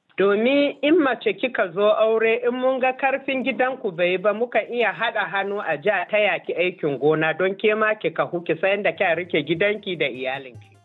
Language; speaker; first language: Hausa; non-native, local second language; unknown